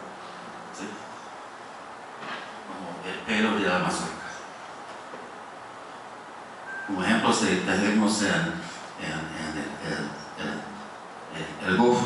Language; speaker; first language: Spanish; non-native, fluent; English